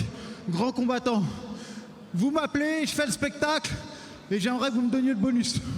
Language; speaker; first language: French; native; French